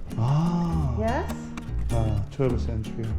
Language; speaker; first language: English; non-native, learner; Korean